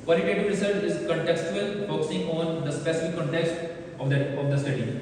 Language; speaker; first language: English; non-native, local second language; Urdu